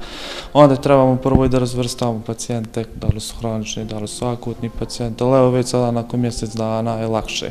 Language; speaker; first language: Bosnian; native; Bosnian